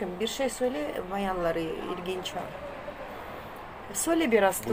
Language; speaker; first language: Turkish; non-native, learner; Russian